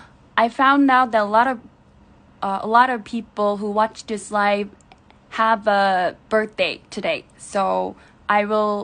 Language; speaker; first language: English; non-native, fluent; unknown